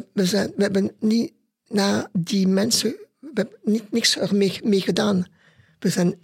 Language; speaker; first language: Dutch; non-native, local second language; French